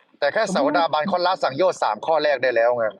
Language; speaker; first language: Thai; native; Thai